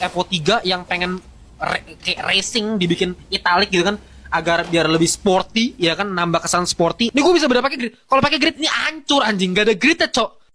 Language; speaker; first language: Indonesian; native; Indonesian